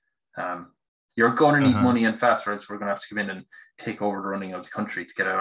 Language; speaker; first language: English; native; English